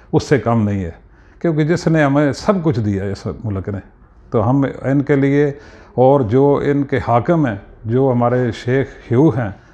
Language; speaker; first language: Urdu; non-native, local second language; Punjabi